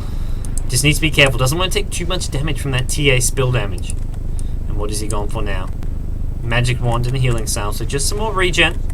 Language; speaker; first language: English; native; English